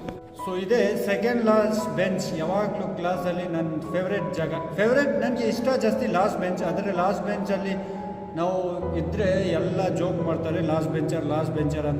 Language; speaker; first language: Kannada; non-native, fluent; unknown